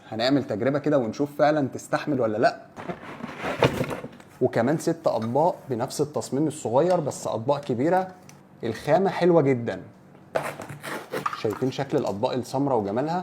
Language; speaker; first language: Arabic; native; Arabic